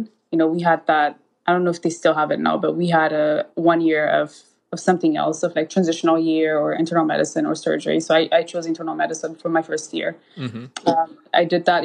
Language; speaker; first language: English; non-native, fluent; Amharic